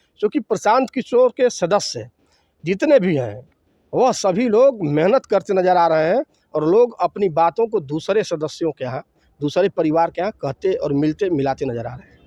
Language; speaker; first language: Hindi; native; Hindi